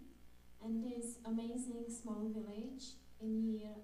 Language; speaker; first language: English; non-native, fluent; Czech